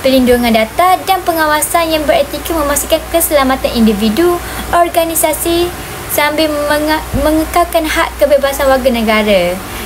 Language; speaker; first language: Malay; native; Malay